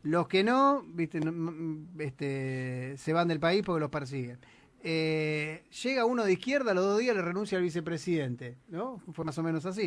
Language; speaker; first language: Spanish; native; Spanish